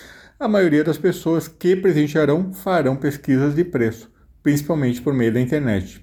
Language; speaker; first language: Portuguese; native; Portuguese